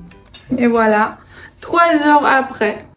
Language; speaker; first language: French; non-native, fluent; Chinese